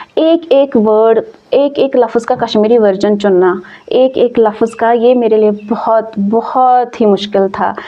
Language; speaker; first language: Urdu; non-native, local second language; Kashmiri